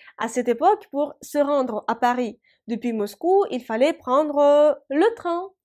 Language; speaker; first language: French; non-native, fluent; Russian